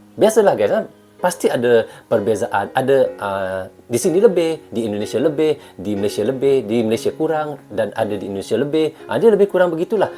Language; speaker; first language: Malay; native; Malay